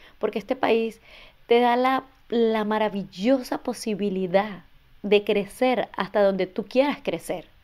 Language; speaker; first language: Spanish; native; Spanish